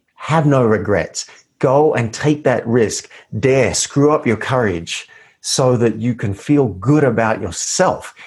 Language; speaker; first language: English; native; English